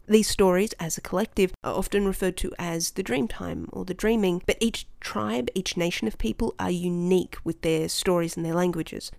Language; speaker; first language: English; native; English